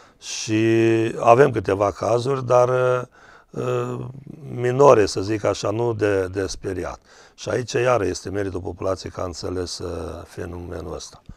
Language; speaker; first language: Romanian; native; Romanian